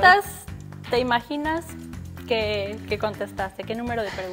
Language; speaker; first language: Spanish; native; Spanish